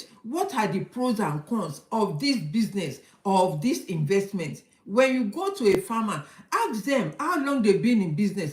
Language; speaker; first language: English; non-native, local second language; Yoruba